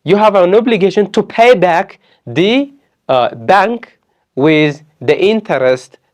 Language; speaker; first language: English; non-native, local second language; Amharic